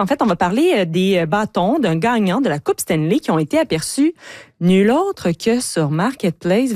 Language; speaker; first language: French; native; French